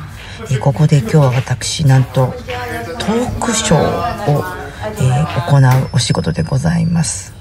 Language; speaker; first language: Japanese; native; Japanese